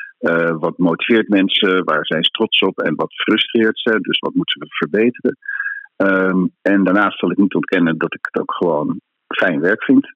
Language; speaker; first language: Dutch; native; Dutch